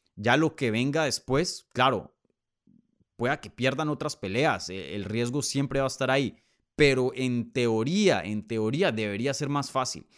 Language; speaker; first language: Spanish; native; Spanish